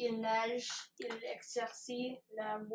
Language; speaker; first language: French; non-native, learner; English